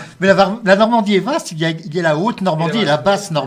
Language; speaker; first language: French; native; French